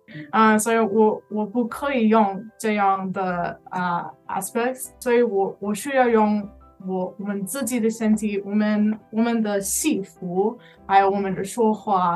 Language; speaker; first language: Chinese; non-native, learner; English